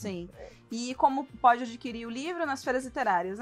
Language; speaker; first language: Portuguese; native; Portuguese